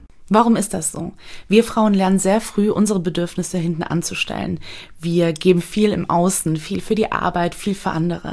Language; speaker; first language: German; native; German